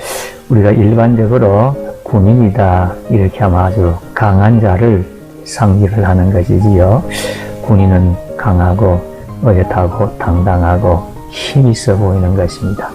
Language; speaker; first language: Korean; native; Korean